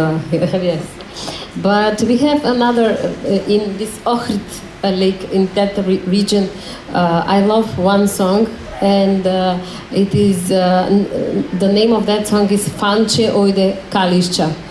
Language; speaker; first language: English; non-native, learner; Macedonian